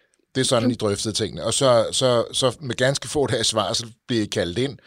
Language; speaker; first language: Danish; native; Danish